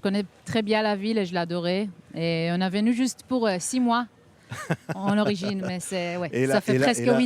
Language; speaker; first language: French; non-native, fluent; Hebrew